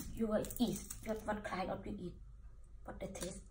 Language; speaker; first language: English; non-native, learner; Thai